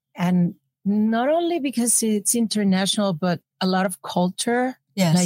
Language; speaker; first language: English; non-native, fluent; Spanish